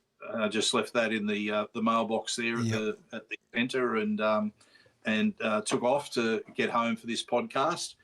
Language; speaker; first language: English; native; English